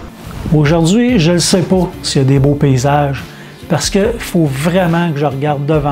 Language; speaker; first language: French; native; French